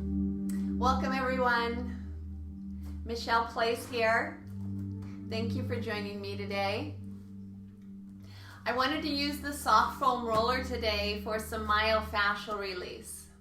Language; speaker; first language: English; native; English